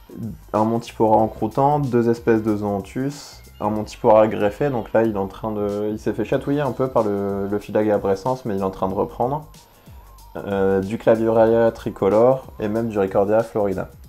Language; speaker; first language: French; native; French